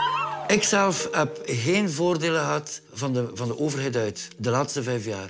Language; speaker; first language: Dutch; native; Dutch